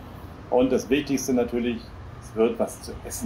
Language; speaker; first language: German; native; German